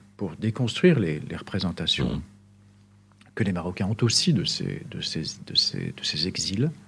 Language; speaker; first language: French; non-native, local second language; Arabic